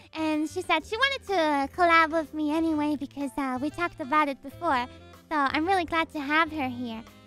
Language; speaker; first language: English; non-native, fluent; German